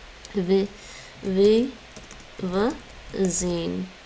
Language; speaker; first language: German; non-native, learner; English